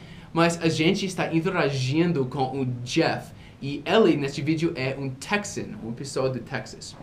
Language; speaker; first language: Portuguese; non-native, fluent; English